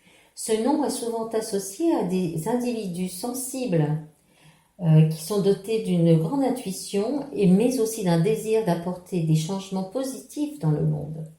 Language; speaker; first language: French; native; French